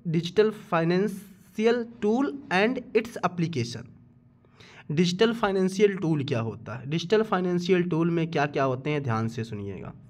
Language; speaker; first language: Hindi; native; Hindi